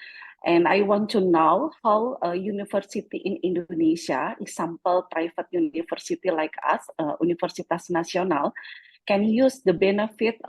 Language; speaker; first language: English; non-native, fluent; Indonesian